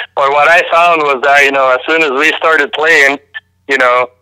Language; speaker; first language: English; early bilingual, other home language; French